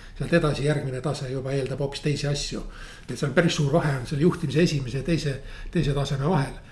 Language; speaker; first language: Estonian; native; Estonian